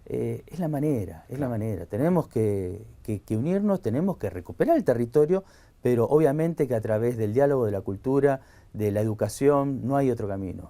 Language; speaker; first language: Spanish; native; Spanish